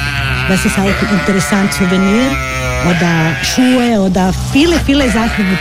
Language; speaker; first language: German; non-native, learner; Croatian